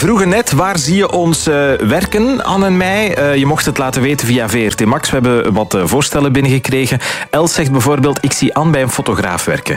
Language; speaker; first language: Dutch; native; Dutch